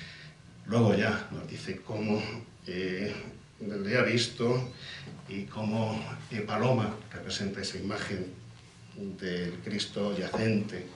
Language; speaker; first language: Spanish; native; Spanish